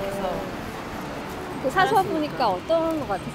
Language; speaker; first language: Korean; native; Korean